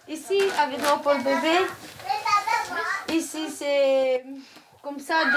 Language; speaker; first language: French; non-native, learner; Romanian